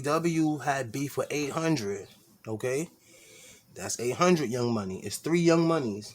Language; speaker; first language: English; native; English